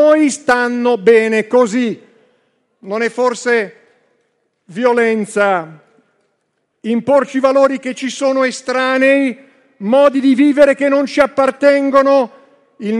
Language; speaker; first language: Italian; native; Italian